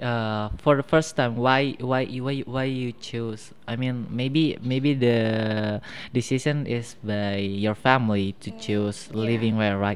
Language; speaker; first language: English; non-native, fluent; Indonesian